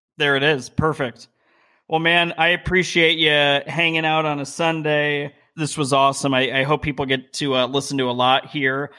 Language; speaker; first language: English; native; English